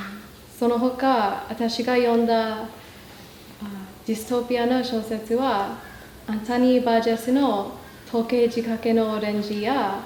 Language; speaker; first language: Japanese; non-native, fluent; English